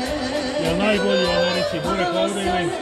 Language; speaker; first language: Serbian; native; Serbian